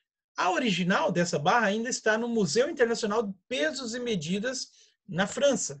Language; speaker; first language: Portuguese; native; Portuguese